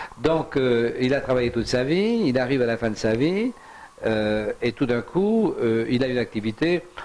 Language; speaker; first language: French; native; French